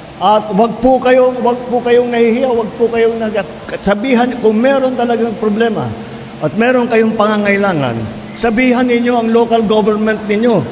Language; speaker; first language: Filipino; native; Filipino